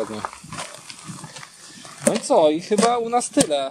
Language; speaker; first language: Polish; native; Polish